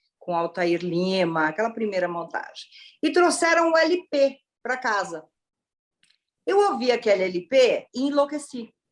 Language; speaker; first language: Portuguese; early bilingual, other home language; Italian